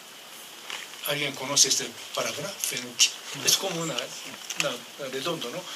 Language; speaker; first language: Spanish; non-native, learner; Japanese